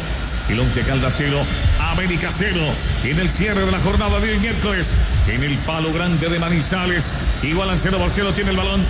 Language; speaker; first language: Spanish; native; Spanish